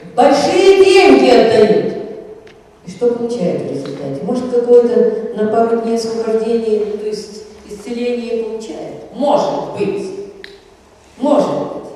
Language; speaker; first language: Russian; native; Russian